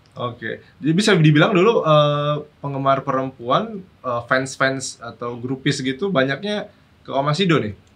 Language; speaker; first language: Indonesian; native; Indonesian